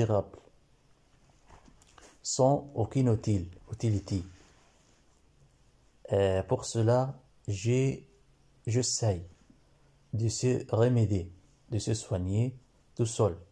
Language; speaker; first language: French; non-native, learner; Arabic